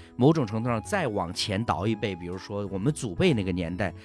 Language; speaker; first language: Chinese; native; Chinese